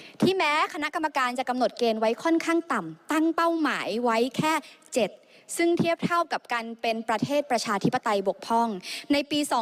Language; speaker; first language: Thai; native; Thai